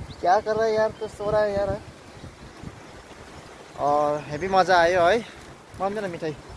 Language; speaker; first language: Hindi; non-native, fluent; Nepali